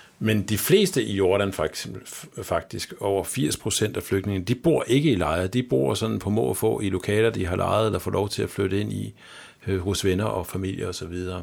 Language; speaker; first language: Danish; native; Danish